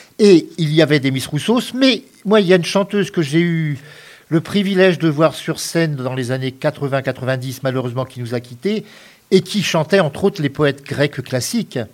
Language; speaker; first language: French; native; French